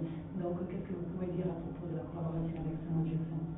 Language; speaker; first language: French; non-native, fluent; Italian